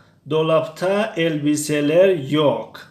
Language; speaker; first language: Turkish; non-native, fluent; Tajik